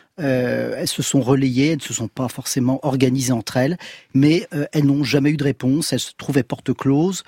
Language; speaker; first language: French; native; French